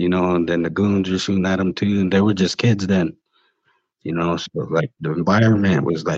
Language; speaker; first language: English; native; English